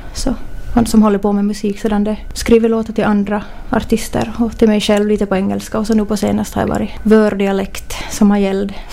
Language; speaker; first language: Swedish; native; Swedish